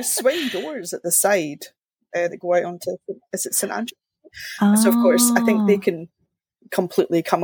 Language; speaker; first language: English; native; English